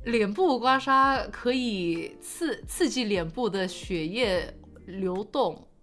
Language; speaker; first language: Chinese; early bilingual, heritage; Chinese